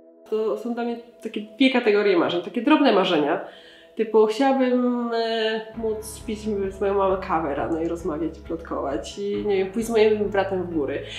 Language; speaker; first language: Polish; native; Polish